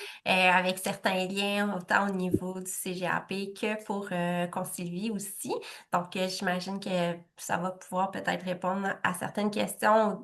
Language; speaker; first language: French; native; French